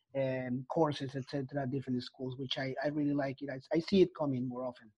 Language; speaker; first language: English; non-native, fluent; Spanish